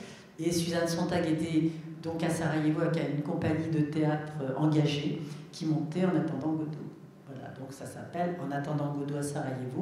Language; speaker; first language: French; native; French